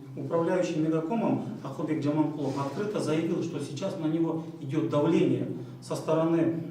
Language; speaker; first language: Russian; non-native, local second language; Kyrgyz